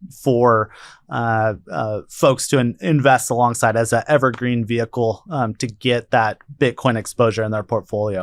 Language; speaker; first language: English; native; English